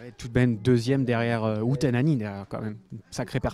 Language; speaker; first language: French; native; French